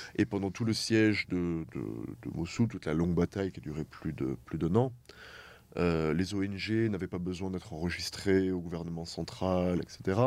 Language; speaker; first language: French; native; French